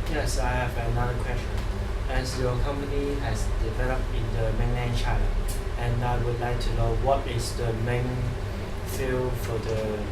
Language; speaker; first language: English; non-native, learner; Cantonese